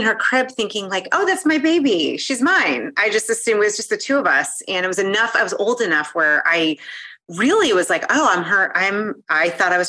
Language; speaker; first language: English; native; English